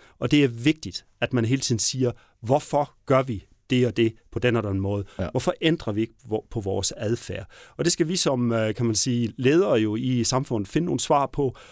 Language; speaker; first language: Danish; native; Danish